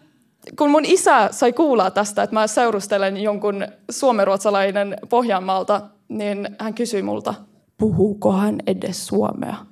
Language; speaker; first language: Finnish; early bilingual, heritage; Finnish